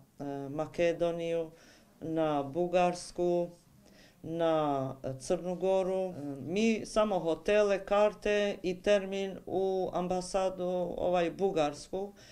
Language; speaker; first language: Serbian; non-native, local second language; Albanian